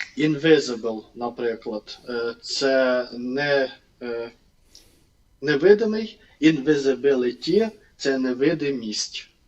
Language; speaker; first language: Ukrainian; non-native, local second language; Russian